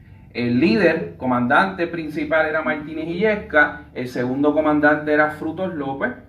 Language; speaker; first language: Spanish; native; Spanish